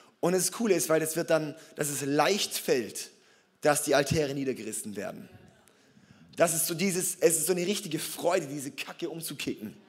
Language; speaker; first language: German; native; German